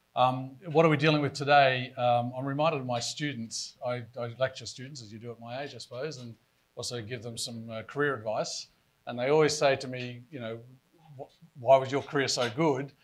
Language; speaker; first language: English; native; English